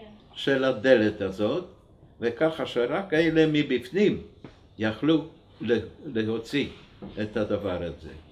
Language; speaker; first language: Hebrew; non-native, fluent; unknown